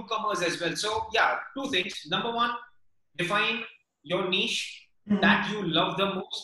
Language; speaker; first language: English; non-native, local second language; Gujarati